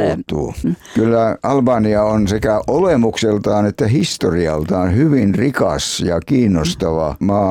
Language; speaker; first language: Finnish; native; Finnish